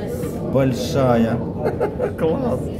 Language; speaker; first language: Russian; native; Russian